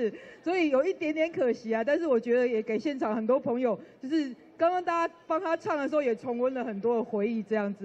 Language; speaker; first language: Chinese; native; Chinese